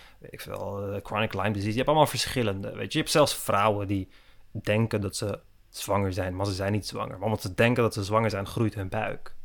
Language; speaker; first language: Dutch; early bilingual, other home language; Turkish